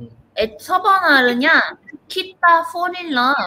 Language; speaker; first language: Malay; non-native, learner; Korean